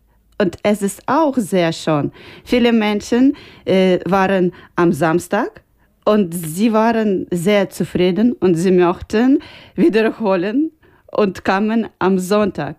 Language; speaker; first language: German; non-native, learner; Ukrainian